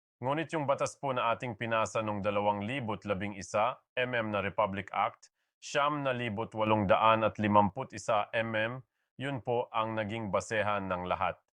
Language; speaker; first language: Filipino; native; Filipino